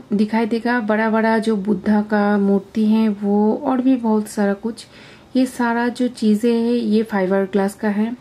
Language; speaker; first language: Hindi; non-native, local second language; Bangla